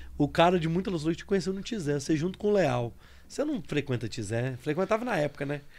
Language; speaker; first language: Portuguese; native; Portuguese